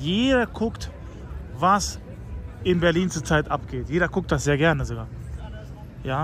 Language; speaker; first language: German; native; German